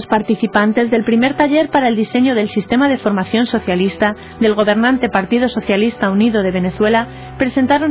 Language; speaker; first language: Spanish; native; Spanish